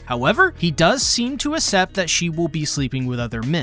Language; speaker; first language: English; native; English